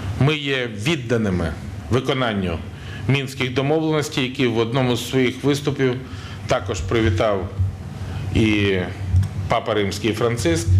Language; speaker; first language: Ukrainian; native; Ukrainian